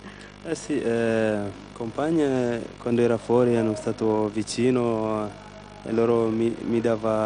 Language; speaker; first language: Italian; non-native, learner; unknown